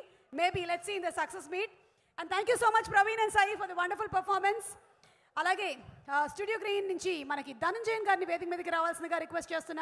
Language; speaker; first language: Telugu; native; Telugu